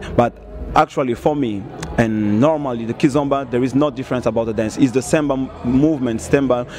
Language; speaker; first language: English; non-native, learner; Portuguese